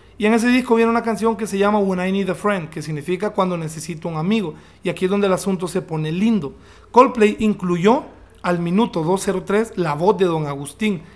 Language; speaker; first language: Spanish; native; Spanish